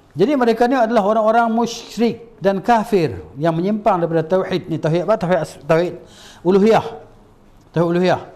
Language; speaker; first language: Malay; native; Malay